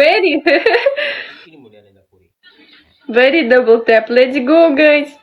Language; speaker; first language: English; non-native, learner; Russian